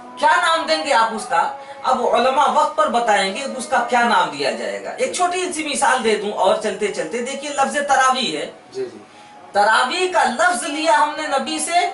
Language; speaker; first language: Urdu; native; Urdu